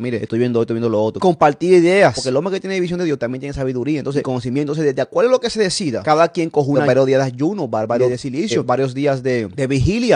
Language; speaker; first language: Spanish; native; Spanish